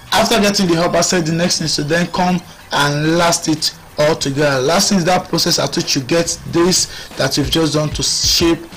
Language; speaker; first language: English; non-native, local second language; Yoruba